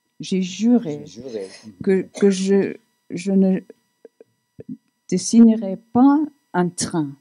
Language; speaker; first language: French; non-native, fluent; English